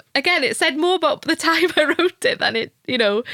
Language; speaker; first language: English; non-native, local second language; Welsh